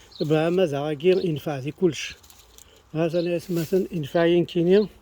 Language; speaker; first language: Arabic; native; Arabic